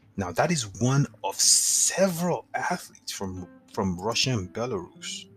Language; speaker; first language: English; non-native, local second language; Yoruba